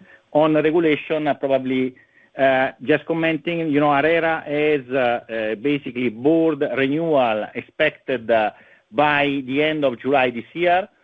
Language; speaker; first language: English; non-native, fluent; Italian